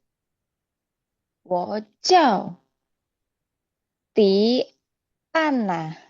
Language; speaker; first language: Chinese; non-native, learner; Indonesian